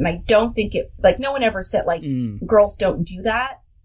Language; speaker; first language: English; native; English